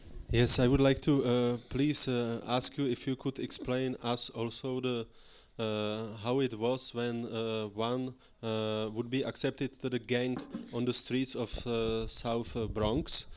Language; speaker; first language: English; non-native, fluent; Czech